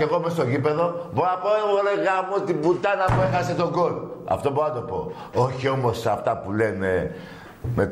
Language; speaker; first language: Greek; native; Greek